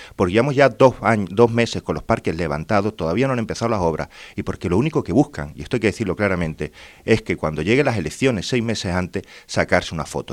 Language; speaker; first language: Spanish; native; Spanish